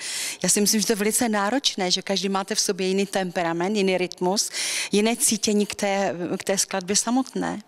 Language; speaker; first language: Czech; native; Czech